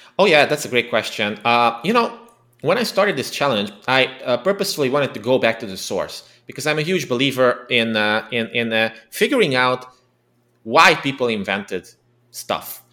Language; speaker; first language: English; non-native, fluent; Hungarian